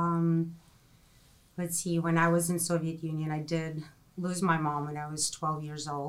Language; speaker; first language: English; non-native, fluent; Ukrainian